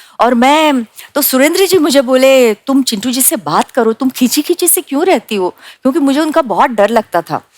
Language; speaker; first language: Hindi; non-native, local second language; Marathi